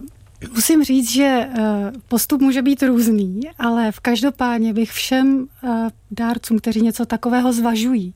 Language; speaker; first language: Czech; native; Czech